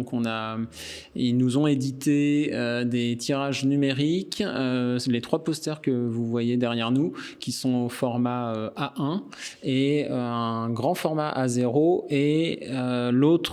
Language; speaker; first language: French; native; French